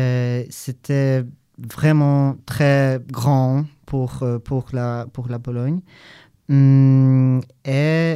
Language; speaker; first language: French; non-native, learner; Polish